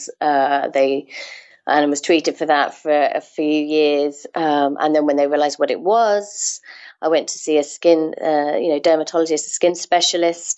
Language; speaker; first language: English; native; English